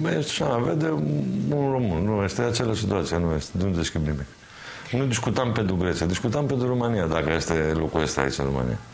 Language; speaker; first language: Romanian; non-native, learner; Greek